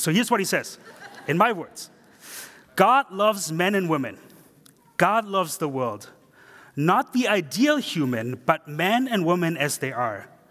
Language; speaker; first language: English; non-native, fluent; German